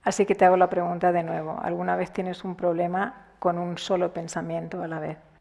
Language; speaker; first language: Spanish; native; Spanish